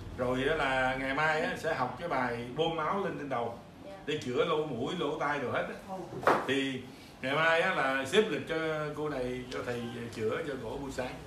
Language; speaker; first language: Vietnamese; native; Vietnamese